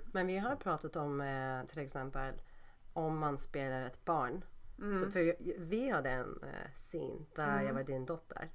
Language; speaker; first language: Swedish; non-native, fluent; Turkish